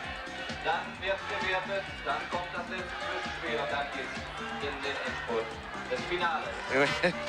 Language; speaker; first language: German; native; German